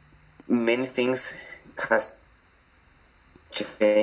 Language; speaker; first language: English; non-native, learner; Spanish